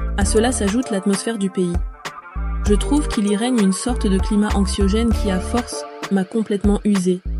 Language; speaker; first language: French; native; French